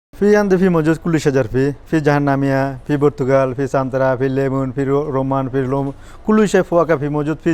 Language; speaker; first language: Arabic; non-native, learner; Bangla